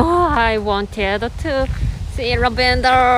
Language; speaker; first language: English; non-native, learner; Japanese